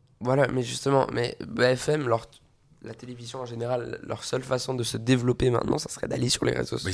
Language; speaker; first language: French; native; French